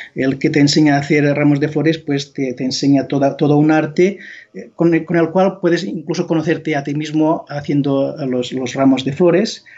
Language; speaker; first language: Spanish; non-native, local second language; Catalan